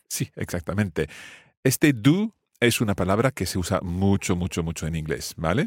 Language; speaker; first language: Spanish; non-native, fluent; English